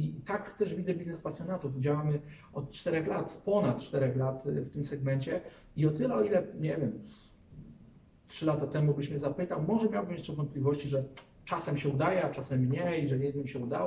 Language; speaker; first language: Polish; native; Polish